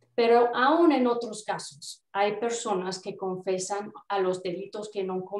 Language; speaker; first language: Spanish; non-native, fluent; English